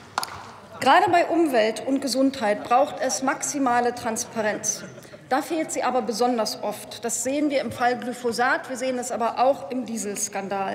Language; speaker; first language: German; native; German